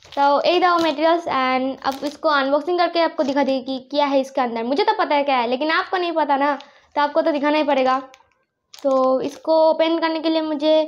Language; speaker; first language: Hindi; non-native, local second language; Bangla